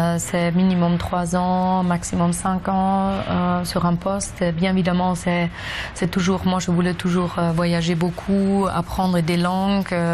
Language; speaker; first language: French; non-native, fluent; German